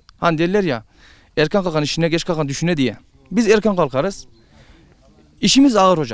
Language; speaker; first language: Turkish; native; Turkish